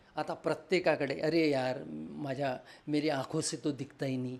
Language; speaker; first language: Hindi; non-native, local second language; Marathi